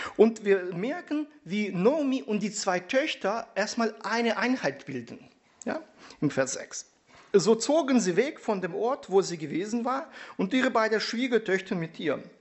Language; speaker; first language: German; non-native, fluent; Russian